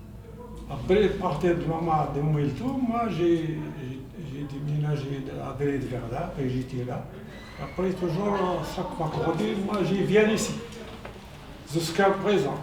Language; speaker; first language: French; non-native, learner; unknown